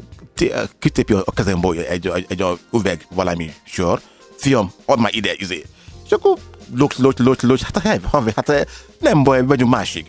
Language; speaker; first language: Hungarian; non-native, learner; Yoruba